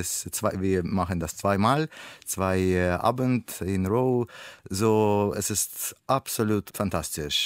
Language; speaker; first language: German; non-native, learner; Russian